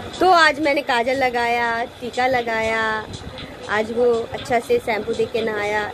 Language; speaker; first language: Hindi; non-native, local second language; Bangla